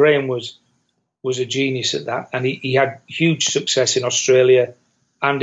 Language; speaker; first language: English; native; English